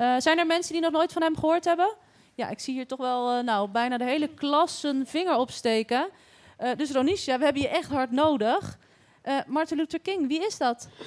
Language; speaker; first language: Dutch; native; Dutch